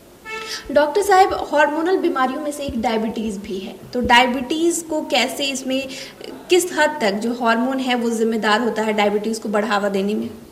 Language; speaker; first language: Hindi; native; Hindi